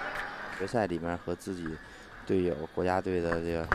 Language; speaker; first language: Chinese; native; Chinese